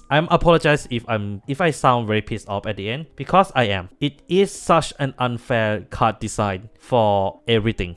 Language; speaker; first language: English; non-native, fluent; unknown